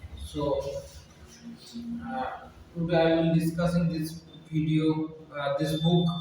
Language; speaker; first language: English; non-native, learner; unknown